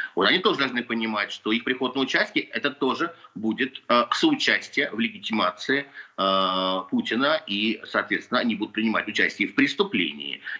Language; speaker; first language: Russian; native; Russian